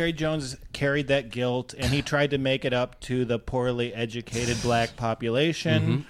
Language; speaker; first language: English; native; English